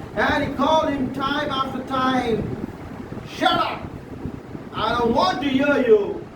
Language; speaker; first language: English; non-native, local second language; Marathi